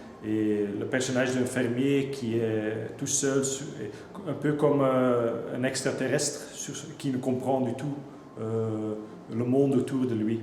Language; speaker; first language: French; non-native, local second language; Dutch